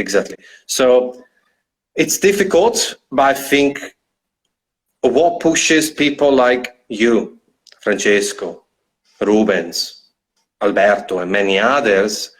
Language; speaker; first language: English; non-native, fluent; Italian